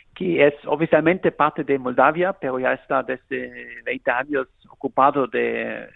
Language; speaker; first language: Spanish; non-native, fluent; German